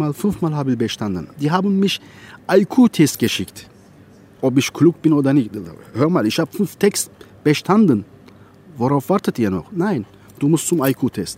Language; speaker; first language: German; non-native, fluent; Turkish